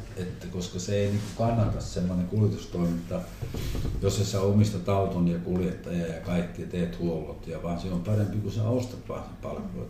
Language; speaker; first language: Finnish; non-native, local second language; Swedish